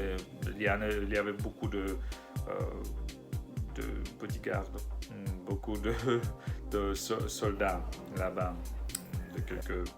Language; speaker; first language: French; non-native, learner; Russian